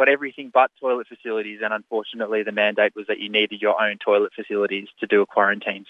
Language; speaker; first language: English; native; English